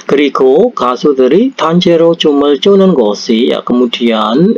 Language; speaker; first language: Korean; non-native, fluent; Indonesian